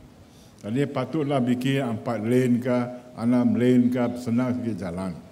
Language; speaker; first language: Malay; native; Malay